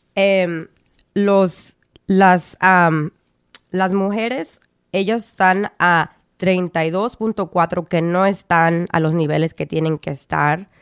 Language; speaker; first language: Spanish; early bilingual, heritage; Spanish